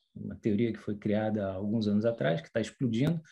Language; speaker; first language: Portuguese; early bilingual, other home language; French